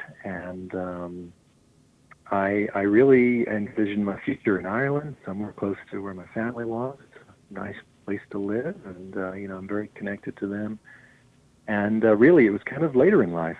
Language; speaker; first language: English; native; English